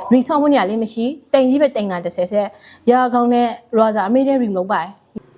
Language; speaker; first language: Burmese; native; Burmese